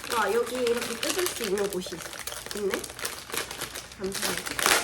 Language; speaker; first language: Korean; native; Korean